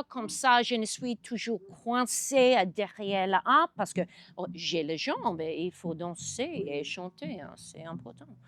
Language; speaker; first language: French; non-native, learner; English